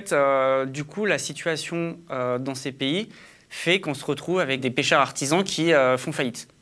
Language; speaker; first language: French; native; French